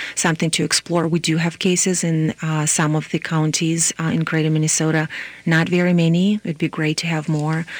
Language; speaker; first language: English; non-native, fluent; Romanian